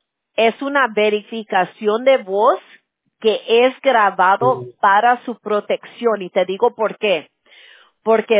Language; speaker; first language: Spanish; early bilingual, heritage; English